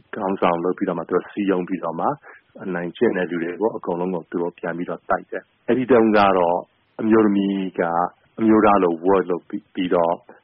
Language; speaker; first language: Burmese; non-native, local second language; Chinese